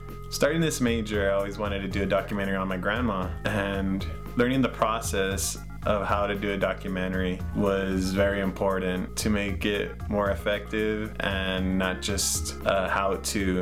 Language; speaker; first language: English; early bilingual, other home language; Spanish